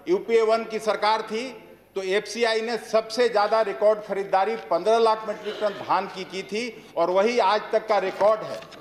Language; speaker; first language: Hindi; native; Hindi